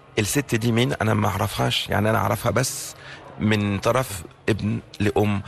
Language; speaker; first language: Arabic; early bilingual, heritage; Arabic